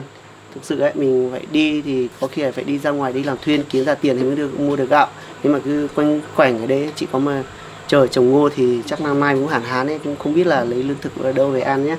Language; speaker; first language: Vietnamese; native; Vietnamese